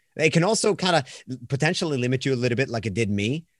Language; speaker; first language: English; non-native, fluent; Swedish